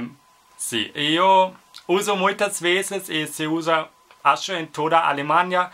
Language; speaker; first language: Portuguese; non-native, learner; German